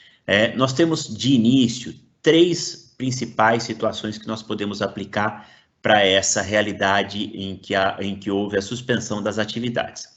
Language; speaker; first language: Portuguese; native; Portuguese